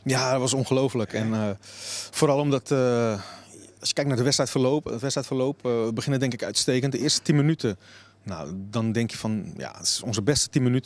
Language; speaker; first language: Dutch; native; Dutch